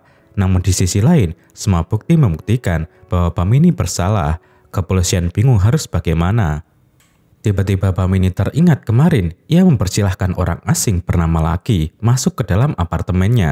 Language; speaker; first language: Indonesian; native; Indonesian